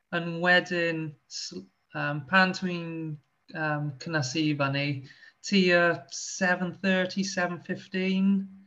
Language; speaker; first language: Welsh; non-native, local second language; English